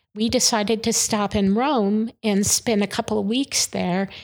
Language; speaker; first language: English; native; English